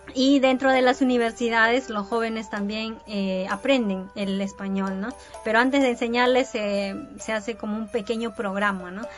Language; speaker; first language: Spanish; native; Spanish